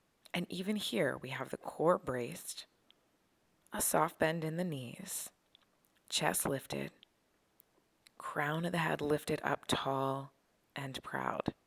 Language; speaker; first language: English; native; English